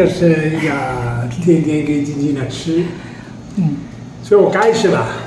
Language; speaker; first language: Chinese; non-native, fluent; Italian